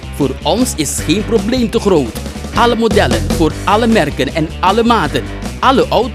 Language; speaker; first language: Dutch; native; Dutch